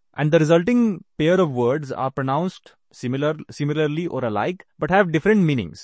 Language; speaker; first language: English; non-native, local second language; Hindi